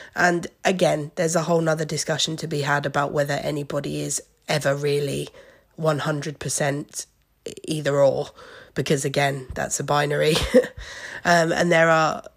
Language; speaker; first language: English; native; English